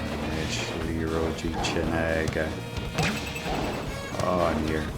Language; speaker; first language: Irish; non-native, local second language; English